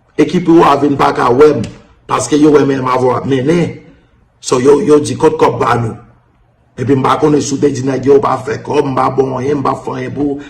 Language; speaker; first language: Haitian Creole; early bilingual, heritage; Haitian Creole